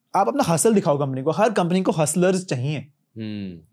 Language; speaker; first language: Hindi; native; Hindi